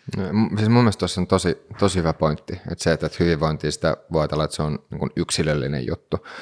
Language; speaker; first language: Finnish; native; Finnish